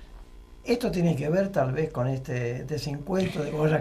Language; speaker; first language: Spanish; native; Spanish